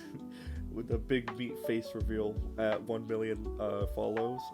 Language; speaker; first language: English; native; English